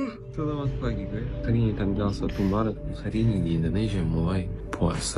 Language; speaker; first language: Indonesian; non-native, learner; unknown